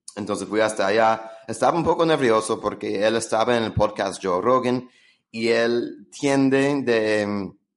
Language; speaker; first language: Spanish; non-native, fluent; English